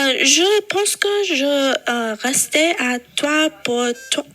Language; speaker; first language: French; non-native, learner; English